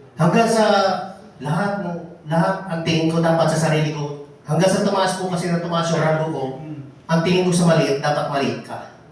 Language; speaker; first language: Filipino; native; Filipino